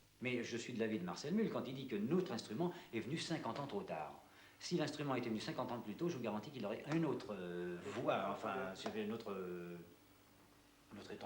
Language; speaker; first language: French; native; French